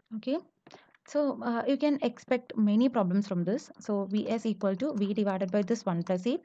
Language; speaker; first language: English; non-native, local second language; Malayalam